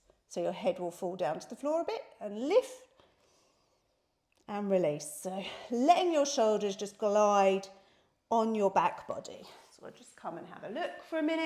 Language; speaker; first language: English; native; English